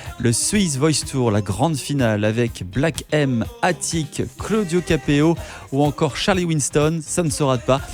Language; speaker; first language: French; native; French